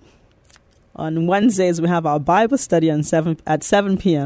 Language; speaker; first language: English; native; English